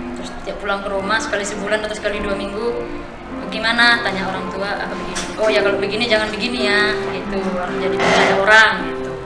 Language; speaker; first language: Indonesian; non-native, local second language; Batak Toba